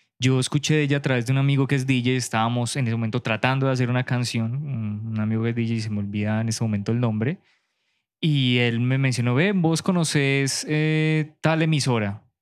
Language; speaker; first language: Spanish; native; Spanish